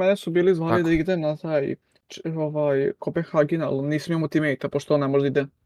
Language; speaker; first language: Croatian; non-native, learner; Macedonian